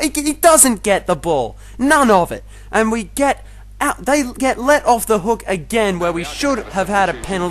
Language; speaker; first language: English; native; English